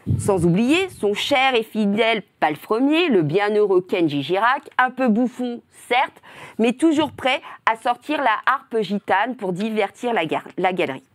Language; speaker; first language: French; native; French